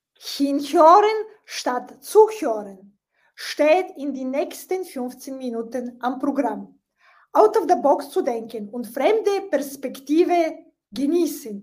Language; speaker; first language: German; non-native, fluent; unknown